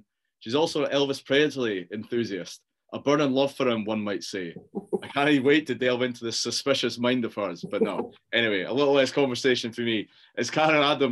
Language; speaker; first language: English; native; English